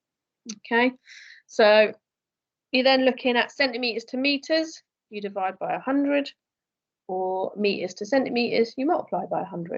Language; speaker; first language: English; native; English